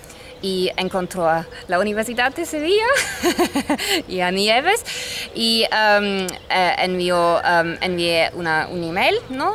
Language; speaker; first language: Spanish; non-native, fluent; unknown